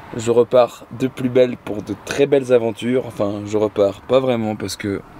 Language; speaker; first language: French; native; French